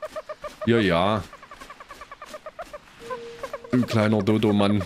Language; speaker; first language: German; native; German